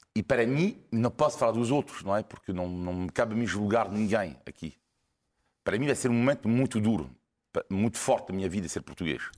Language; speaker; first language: Portuguese; non-native, fluent; French